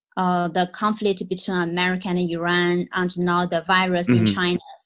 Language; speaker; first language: English; non-native, fluent; Chinese